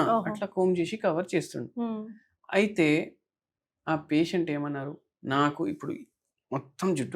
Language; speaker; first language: Telugu; native; Telugu